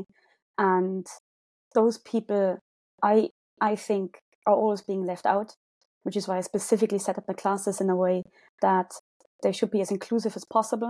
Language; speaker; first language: English; non-native, fluent; German